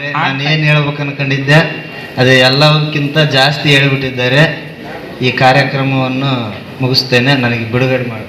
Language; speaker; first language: Kannada; non-native, local second language; Urdu